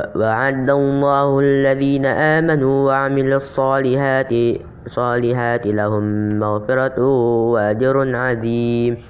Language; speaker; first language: Arabic; non-native, learner; Indonesian